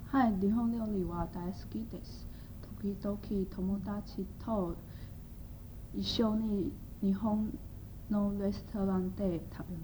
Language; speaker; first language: Japanese; non-native, learner; Chinese